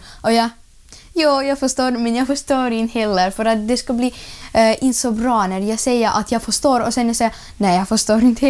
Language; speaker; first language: Swedish; non-native, learner; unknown